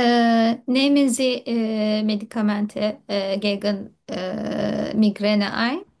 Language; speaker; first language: German; non-native, learner; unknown